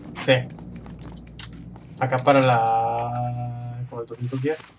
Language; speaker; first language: Spanish; early bilingual, heritage; Spanish